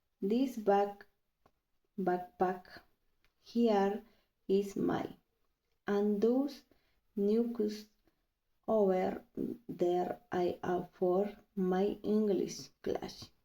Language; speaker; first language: English; non-native, learner; Spanish